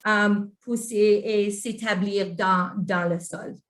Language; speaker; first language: French; non-native, local second language; English